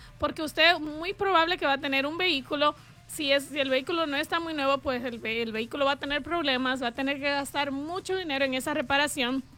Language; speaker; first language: Spanish; native; Spanish